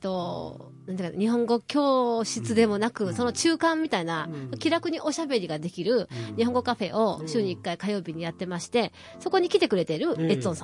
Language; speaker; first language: Japanese; native; Japanese